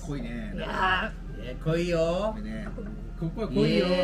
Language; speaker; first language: Japanese; native; Japanese